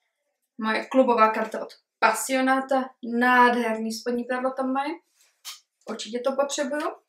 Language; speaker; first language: Czech; early bilingual, heritage; Czech